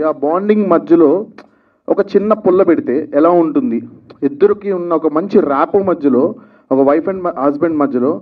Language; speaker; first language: Telugu; native; Telugu